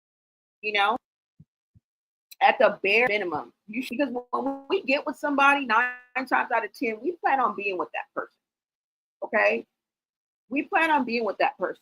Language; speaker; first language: English; native; English